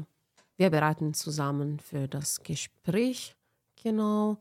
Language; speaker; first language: German; non-native, fluent; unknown